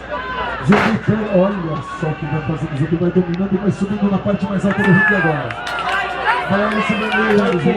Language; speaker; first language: Portuguese; native; Portuguese